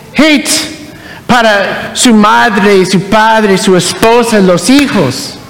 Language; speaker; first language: Spanish; non-native, learner; English